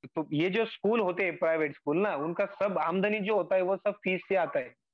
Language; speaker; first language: Hindi; non-native, local second language; Marathi